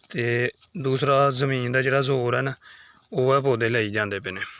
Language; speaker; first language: Urdu; non-native, local second language; Punjabi